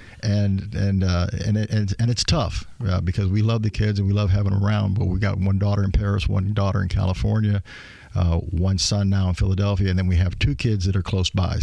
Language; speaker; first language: English; native; English